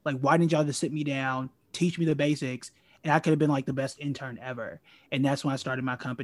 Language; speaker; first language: English; native; English